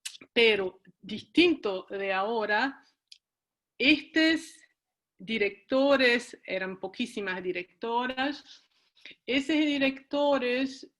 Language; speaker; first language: Spanish; non-native, fluent; Portuguese